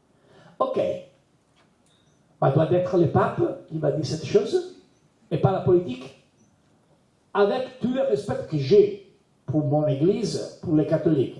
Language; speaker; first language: French; non-native, learner; Italian